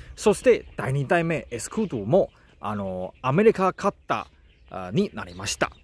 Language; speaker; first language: Japanese; non-native, learner; Chinese